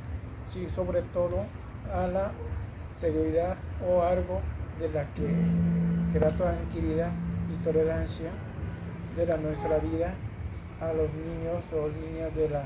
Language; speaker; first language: Spanish; non-native, learner; Japanese